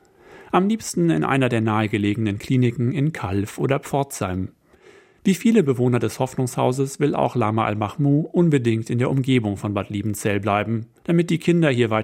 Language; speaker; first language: German; native; German